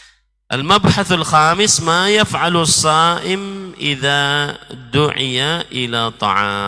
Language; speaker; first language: Arabic; non-native, fluent; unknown